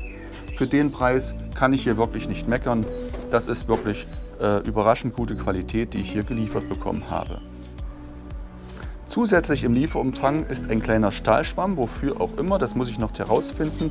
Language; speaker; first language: German; native; German